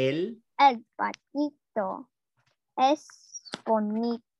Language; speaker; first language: Spanish; non-native, learner; English